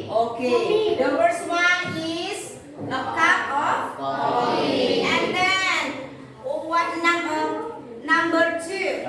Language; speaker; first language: English; non-native, learner; Indonesian